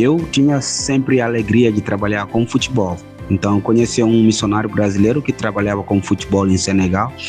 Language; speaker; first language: Portuguese; non-native, fluent; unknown